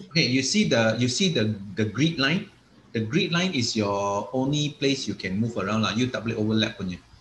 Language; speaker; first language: English; non-native, local second language; Malay